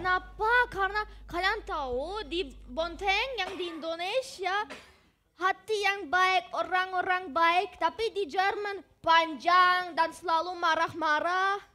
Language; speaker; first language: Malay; non-native, learner; German